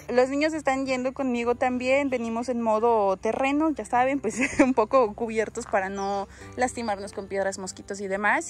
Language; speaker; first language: Spanish; native; Spanish